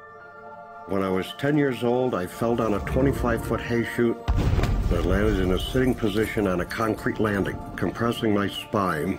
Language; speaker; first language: English; native; English